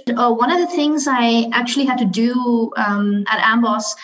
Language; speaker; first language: English; non-native, local second language; Urdu